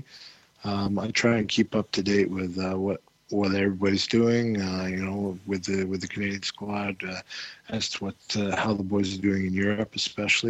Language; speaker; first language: English; native; English